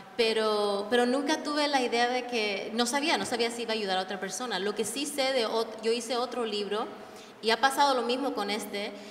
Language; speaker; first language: Spanish; early bilingual, heritage; Spanish